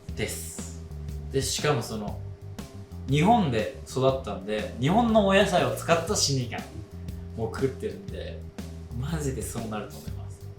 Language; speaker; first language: Japanese; early bilingual, other home language; Filipino